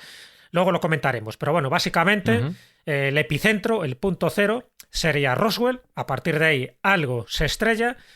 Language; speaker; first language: Spanish; native; Spanish